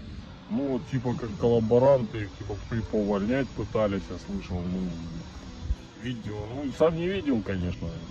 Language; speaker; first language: Russian; native; Russian